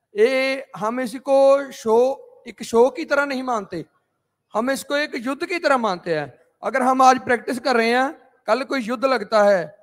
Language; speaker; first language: Hindi; non-native, local second language; Punjabi